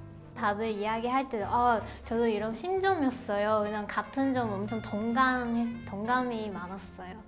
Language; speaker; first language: Korean; non-native, fluent; Chinese